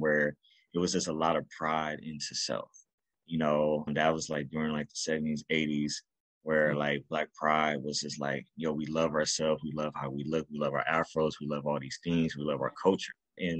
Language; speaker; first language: English; native; English